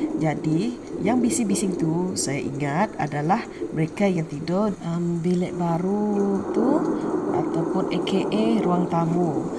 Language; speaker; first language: Malay; non-native, local second language; Iban